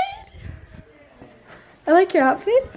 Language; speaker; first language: English; native; English